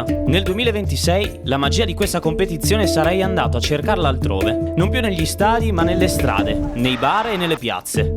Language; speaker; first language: Italian; native; Italian